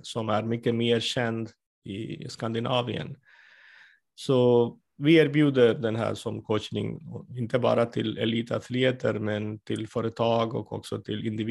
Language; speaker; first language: Swedish; non-native, fluent; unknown